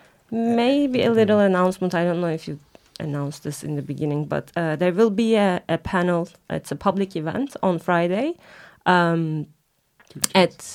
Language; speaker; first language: English; non-native, fluent; Turkish